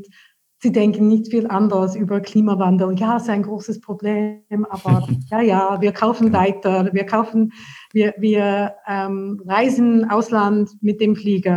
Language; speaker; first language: German; non-native, fluent; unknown